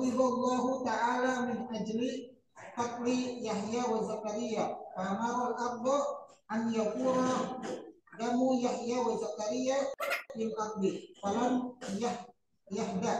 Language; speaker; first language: Arabic; non-native, learner; Indonesian